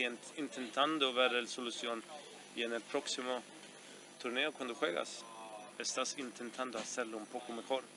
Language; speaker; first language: Spanish; non-native, fluent; Swedish